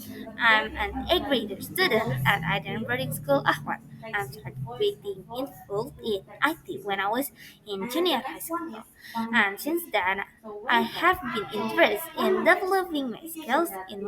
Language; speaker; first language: English; non-native, learner; Indonesian